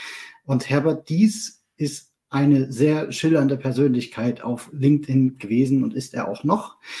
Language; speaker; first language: German; native; German